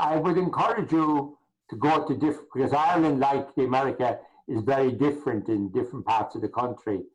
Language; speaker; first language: English; native; English